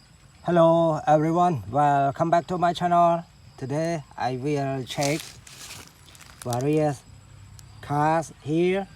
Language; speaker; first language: English; non-native, local second language; Indonesian